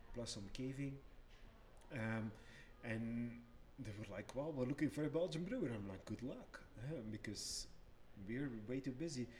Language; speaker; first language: English; non-native, fluent; Dutch